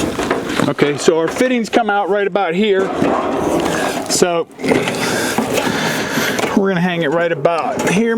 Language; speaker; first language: English; native; English